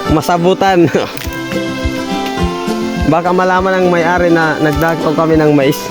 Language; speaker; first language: Filipino; non-native, local second language; Waray